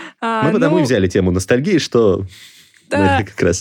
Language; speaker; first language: Russian; native; Russian